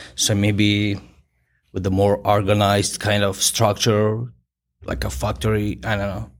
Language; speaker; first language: English; non-native, fluent; Ukrainian